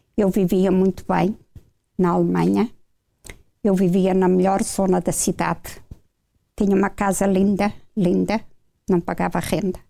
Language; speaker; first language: Portuguese; native; Portuguese